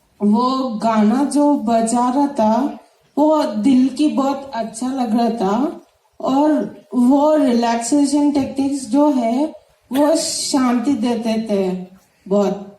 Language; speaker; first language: Hindi; non-native, local second language; Telugu